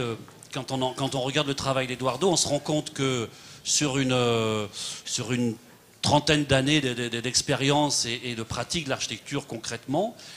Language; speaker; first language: French; native; French